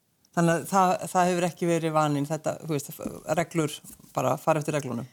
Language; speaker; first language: Icelandic; native; Icelandic